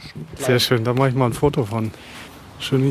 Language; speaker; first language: German; native; German